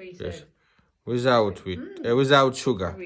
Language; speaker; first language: English; non-native, learner; Uzbek